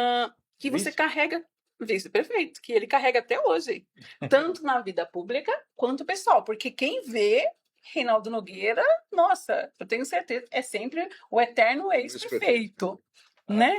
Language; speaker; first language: Portuguese; native; Portuguese